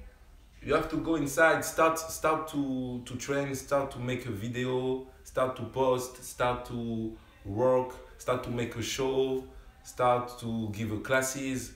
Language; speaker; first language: English; non-native, learner; French